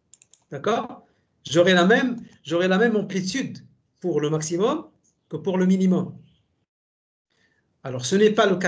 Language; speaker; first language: French; native; French